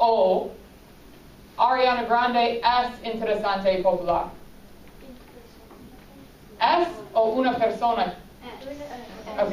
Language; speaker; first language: Spanish; non-native, fluent; English